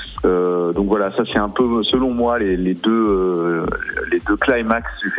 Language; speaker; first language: French; native; French